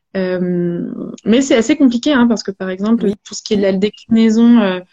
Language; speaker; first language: French; native; French